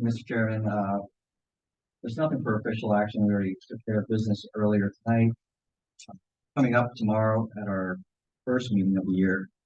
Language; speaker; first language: English; native; English